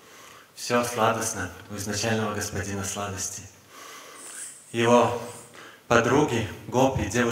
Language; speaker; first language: Russian; native; Russian